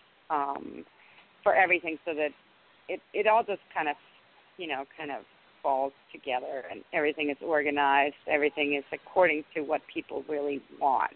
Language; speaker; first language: English; non-native, fluent; Danish